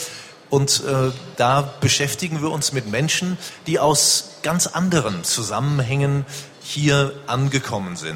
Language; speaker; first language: German; native; German